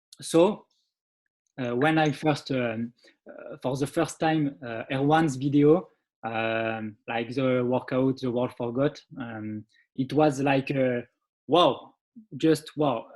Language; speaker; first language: English; non-native, learner; French